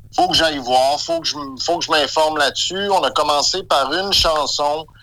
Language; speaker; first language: French; native; French